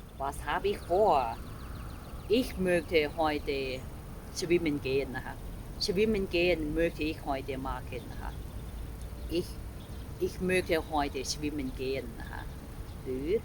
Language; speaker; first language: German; non-native, learner; Thai